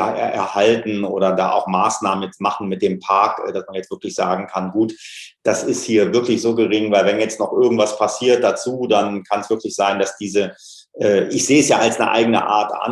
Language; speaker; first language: German; native; German